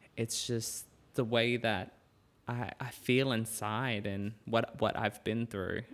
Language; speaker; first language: English; native; English